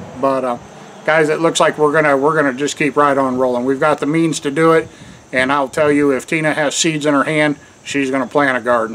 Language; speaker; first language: English; native; English